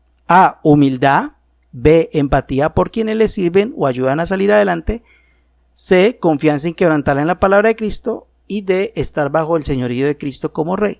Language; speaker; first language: Spanish; native; Spanish